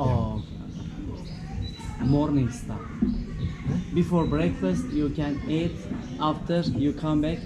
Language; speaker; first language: English; non-native, learner; Turkish